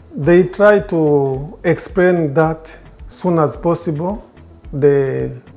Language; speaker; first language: English; non-native, local second language; Kinyarwanda